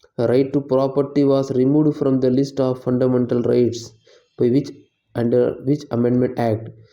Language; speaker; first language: English; non-native, local second language; Tamil